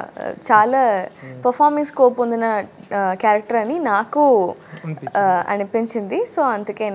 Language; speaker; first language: Telugu; non-native, learner; Tamil